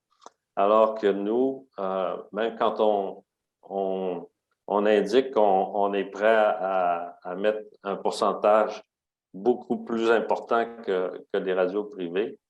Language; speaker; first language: French; native; French